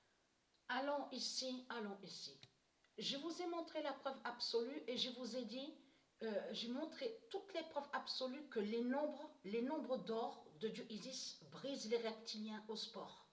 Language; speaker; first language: French; native; French